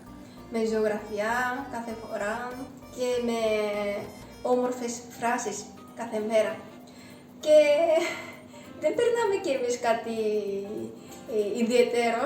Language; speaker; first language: Greek; non-native, fluent; Japanese